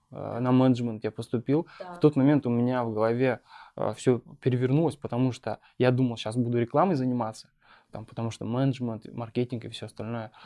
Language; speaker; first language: Russian; non-native, local second language; Bashkir